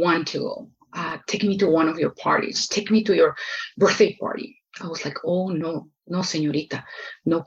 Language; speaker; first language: English; non-native, fluent; Spanish